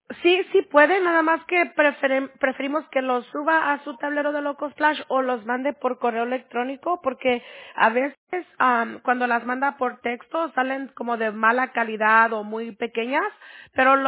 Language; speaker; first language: Spanish; early bilingual, heritage; Spanish